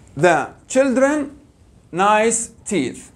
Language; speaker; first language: English; non-native, fluent; Arabic